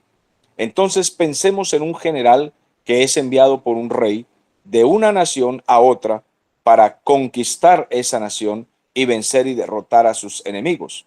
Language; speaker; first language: Spanish; native; Spanish